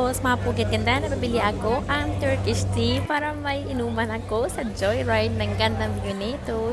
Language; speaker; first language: Filipino; non-native, learner; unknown